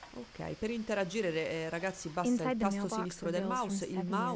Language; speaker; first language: Italian; native; Italian